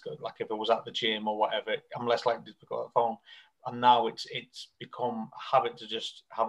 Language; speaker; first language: English; native; English